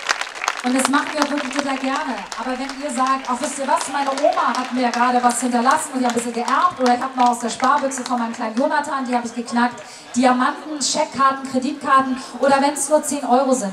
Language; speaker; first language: German; native; German